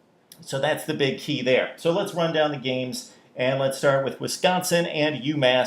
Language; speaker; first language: English; native; English